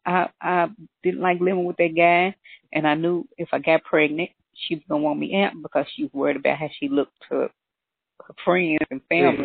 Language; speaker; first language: English; native; English